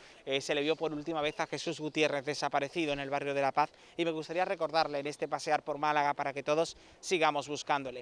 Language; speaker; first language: Spanish; native; Spanish